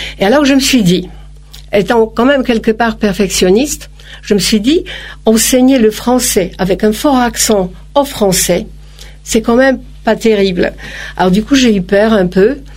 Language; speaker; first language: French; non-native, fluent; Polish